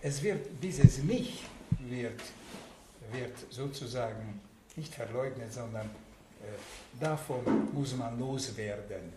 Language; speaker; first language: German; non-native, fluent; Hungarian